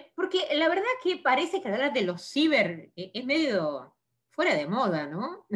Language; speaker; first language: Spanish; native; Spanish